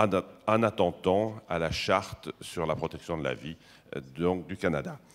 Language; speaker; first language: French; native; French